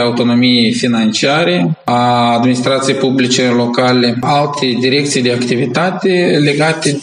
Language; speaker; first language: Romanian; native; Romanian